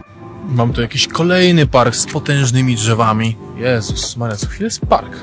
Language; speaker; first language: Polish; native; Polish